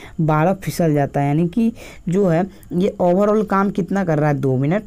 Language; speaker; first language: Hindi; native; Hindi